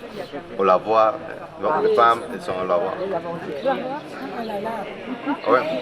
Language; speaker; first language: French; non-native, local second language; Catalan